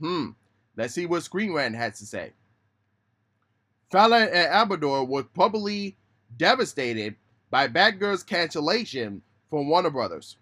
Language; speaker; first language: English; native; English